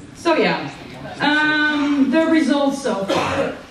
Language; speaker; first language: English; non-native, fluent; Dutch